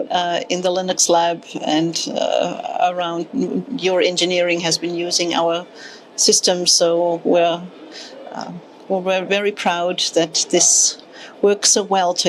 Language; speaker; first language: English; non-native, fluent; German